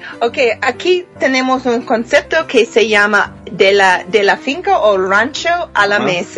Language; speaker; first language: Spanish; non-native, fluent; English